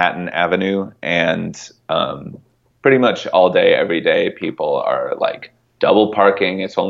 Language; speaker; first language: English; native; English